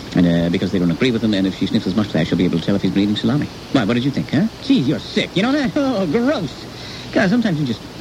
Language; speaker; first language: English; native; English